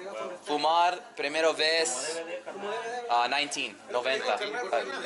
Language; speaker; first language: Spanish; non-native, learner; English